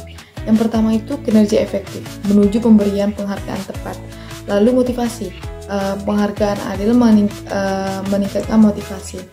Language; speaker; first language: Indonesian; native; Indonesian